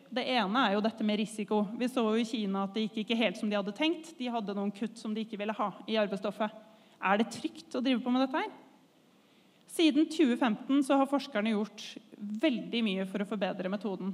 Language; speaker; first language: Norwegian; native; Norwegian